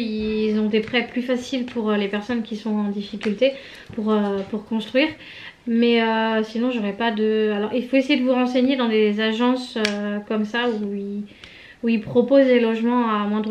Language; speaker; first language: French; native; French